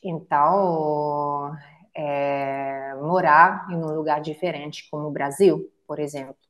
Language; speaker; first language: Portuguese; non-native, fluent; Italian